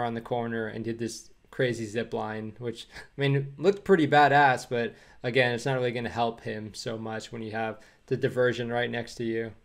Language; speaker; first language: English; native; English